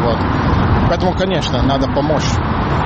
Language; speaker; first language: Russian; non-native, learner; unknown